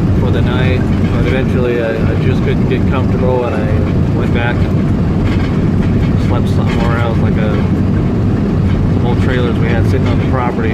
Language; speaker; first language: English; native; English